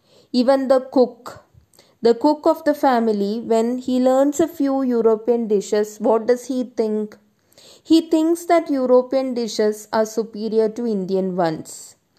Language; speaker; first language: English; non-native, local second language; Malayalam